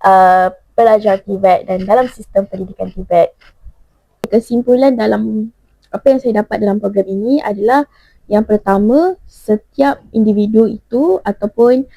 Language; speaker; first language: Malay; native; Malay